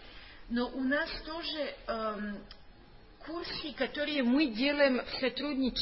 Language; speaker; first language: Russian; non-native, fluent; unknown